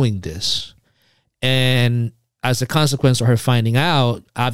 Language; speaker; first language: English; early bilingual, other home language; Spanish